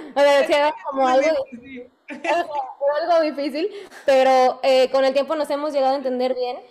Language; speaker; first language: Spanish; native; Spanish